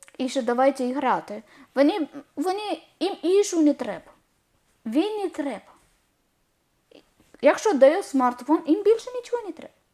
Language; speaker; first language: Ukrainian; non-native, learner; Malayalam